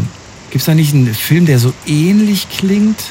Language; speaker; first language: German; native; German